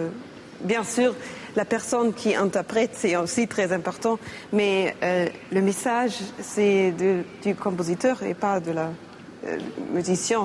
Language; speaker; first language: French; non-native, learner; German